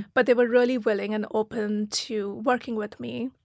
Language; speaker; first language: English; non-native, local second language; Hindi